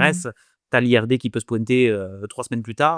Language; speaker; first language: French; native; French